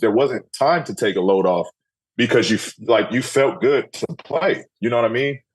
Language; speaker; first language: English; native; English